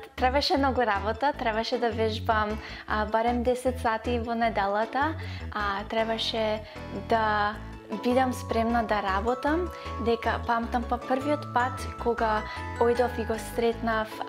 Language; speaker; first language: Macedonian; early bilingual, other home language; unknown